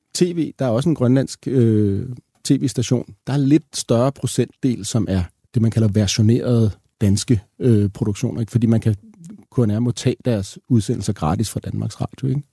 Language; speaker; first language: Danish; native; Danish